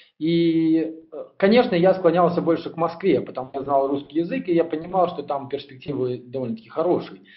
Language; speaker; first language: Russian; native; Russian